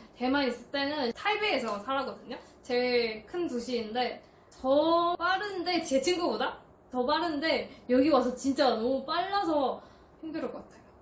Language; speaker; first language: Korean; non-native, fluent; Chinese